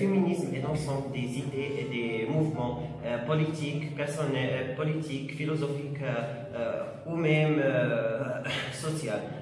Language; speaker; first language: French; non-native, learner; Arabic